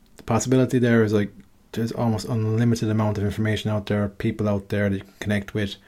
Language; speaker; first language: English; native; English